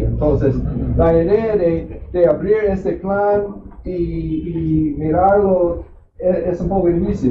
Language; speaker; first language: Spanish; non-native, fluent; English